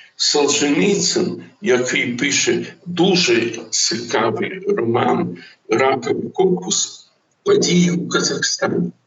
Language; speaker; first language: Ukrainian; non-native, local second language; Russian